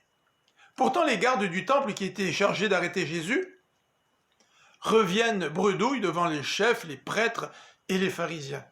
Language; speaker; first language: French; native; French